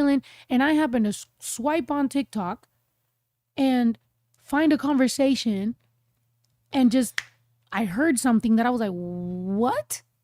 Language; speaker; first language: English; early bilingual, other home language; Spanish